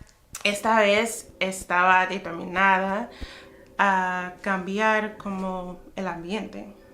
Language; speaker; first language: Spanish; non-native, fluent; English